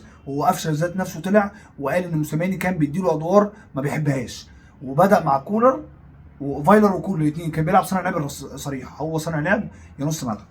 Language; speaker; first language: Arabic; native; Arabic